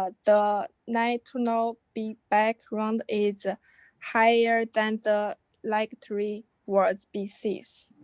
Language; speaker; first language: English; non-native, learner; Chinese